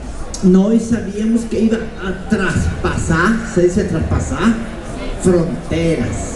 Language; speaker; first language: Portuguese; non-native, learner; Spanish